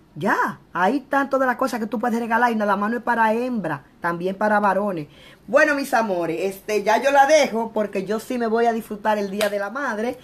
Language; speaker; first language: Spanish; native; Spanish